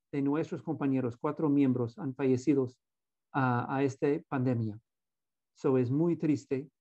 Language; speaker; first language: Spanish; non-native, fluent; English